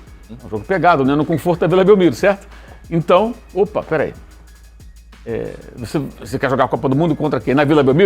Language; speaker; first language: Portuguese; native; Portuguese